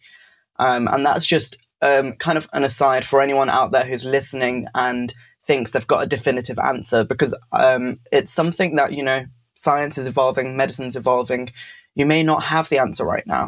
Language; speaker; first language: English; native; English